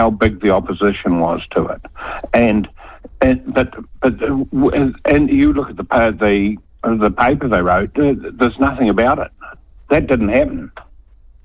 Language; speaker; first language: English; native; English